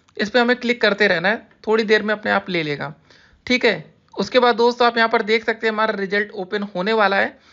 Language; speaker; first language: Hindi; native; Hindi